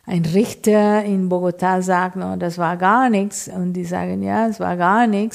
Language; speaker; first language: German; non-native, fluent; Spanish